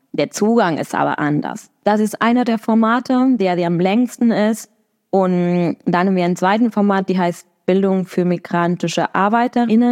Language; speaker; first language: German; non-native, fluent; Spanish